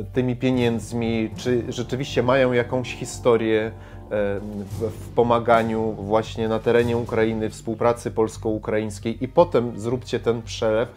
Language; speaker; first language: Polish; non-native, fluent; Ukrainian